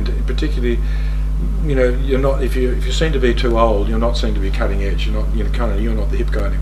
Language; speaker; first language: English; native; English